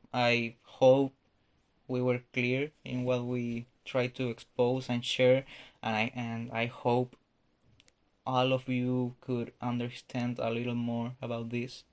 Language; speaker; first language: English; non-native, fluent; Spanish